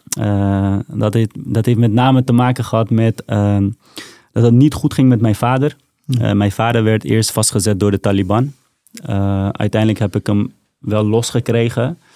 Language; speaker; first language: Dutch; early bilingual, other home language; Persian